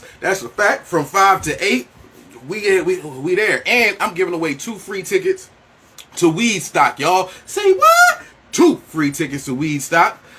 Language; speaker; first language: English; native; English